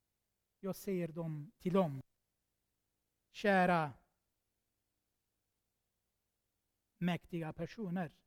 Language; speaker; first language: Swedish; non-native, fluent; Armenian